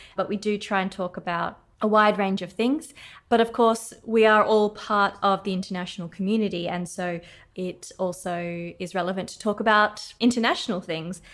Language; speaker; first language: English; native; English